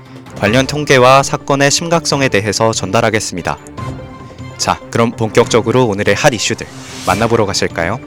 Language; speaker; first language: Korean; native; Korean